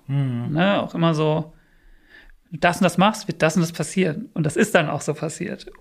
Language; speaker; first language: German; early bilingual, other home language; English